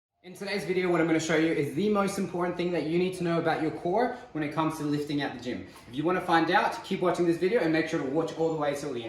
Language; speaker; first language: English; native; English